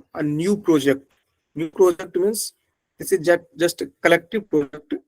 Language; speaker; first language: English; non-native, local second language; Hindi